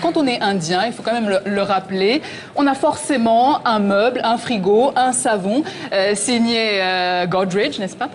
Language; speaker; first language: French; native; French